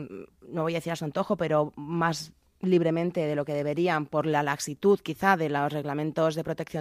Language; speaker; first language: Spanish; native; Spanish